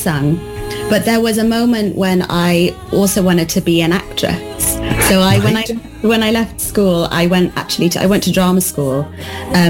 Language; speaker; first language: English; native; English